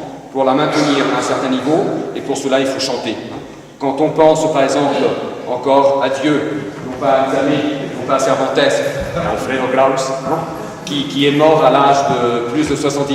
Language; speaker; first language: French; non-native, fluent; Spanish